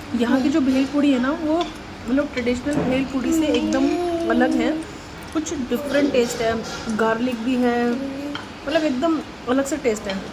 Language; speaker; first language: Hindi; native; Hindi